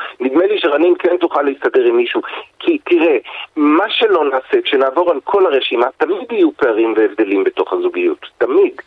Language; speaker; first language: Hebrew; native; Hebrew